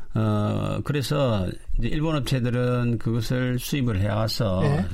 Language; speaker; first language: Korean; native; Korean